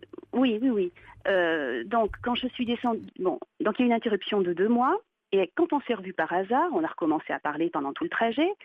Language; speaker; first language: French; native; French